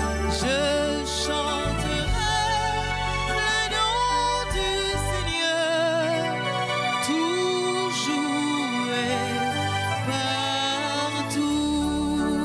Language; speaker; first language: French; non-native, local second language; Haitian Creole